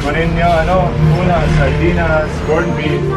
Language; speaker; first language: Filipino; non-native, learner; Arabic